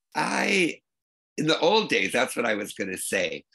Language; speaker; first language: English; native; English